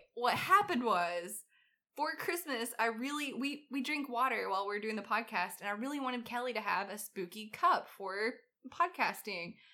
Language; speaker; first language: English; native; English